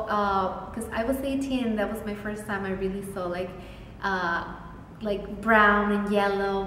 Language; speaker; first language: English; non-native, fluent; Spanish